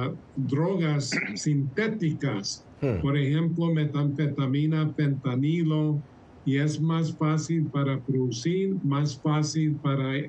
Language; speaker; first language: Spanish; early bilingual, heritage; Spanish